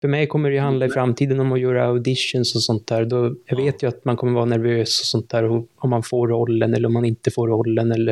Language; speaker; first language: Swedish; native; Swedish